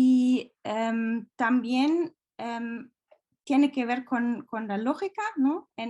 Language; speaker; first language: Spanish; non-native, fluent; German